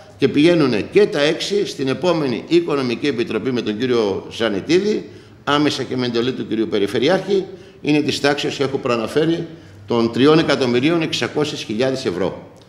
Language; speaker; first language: Greek; native; Greek